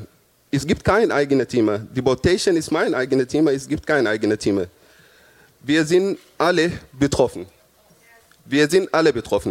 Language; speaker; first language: German; non-native, fluent; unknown